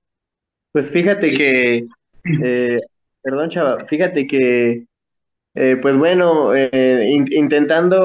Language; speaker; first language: Spanish; native; Spanish